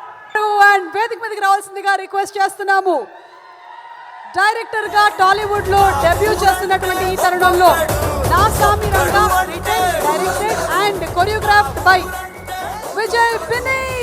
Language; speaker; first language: Telugu; native; Telugu